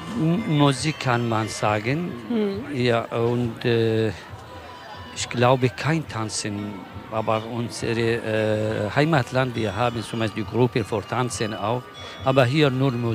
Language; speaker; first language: German; non-native, learner; Kurdish